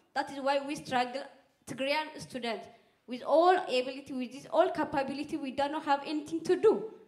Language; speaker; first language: English; non-native, fluent; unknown